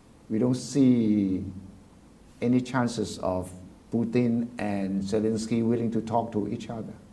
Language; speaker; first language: English; non-native, fluent; Thai